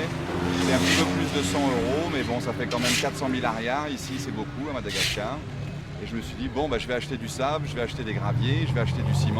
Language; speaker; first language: French; native; French